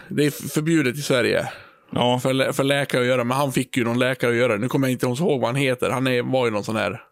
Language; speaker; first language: Swedish; native; Swedish